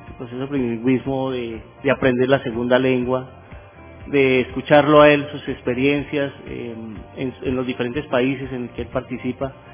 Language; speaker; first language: Spanish; native; Spanish